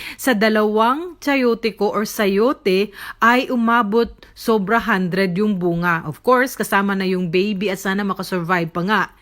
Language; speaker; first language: Filipino; native; Filipino